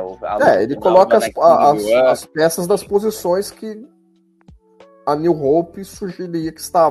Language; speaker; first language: Portuguese; native; Portuguese